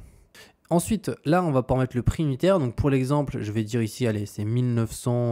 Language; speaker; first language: French; native; French